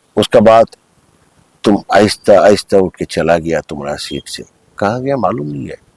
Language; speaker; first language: Hindi; non-native, local second language; Bangla